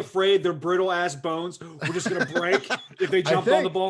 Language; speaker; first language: English; native; English